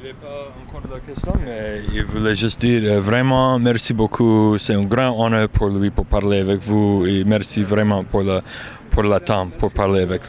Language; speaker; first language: French; non-native, learner; English